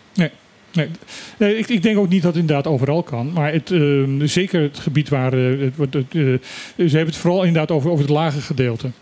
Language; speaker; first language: Dutch; non-native, local second language; Papiamento